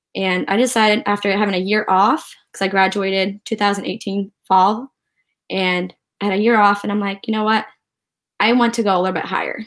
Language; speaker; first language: English; early bilingual, other home language; Ukrainian